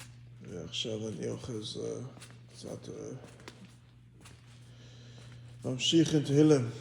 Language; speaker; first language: Hebrew; non-native, fluent; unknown